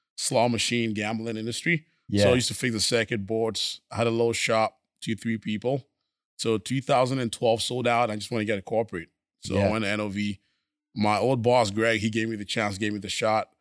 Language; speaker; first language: English; non-native, local second language; Akan